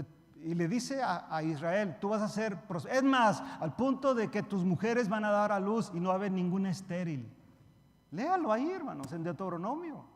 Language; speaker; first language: Spanish; early bilingual, heritage; Spanish